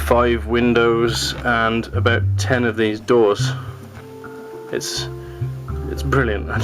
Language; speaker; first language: English; native; English